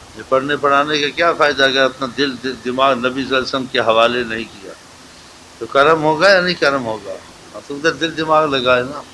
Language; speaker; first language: Urdu; non-native, local second language; Saraiki